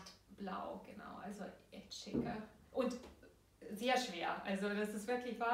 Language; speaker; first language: German; non-native, fluent; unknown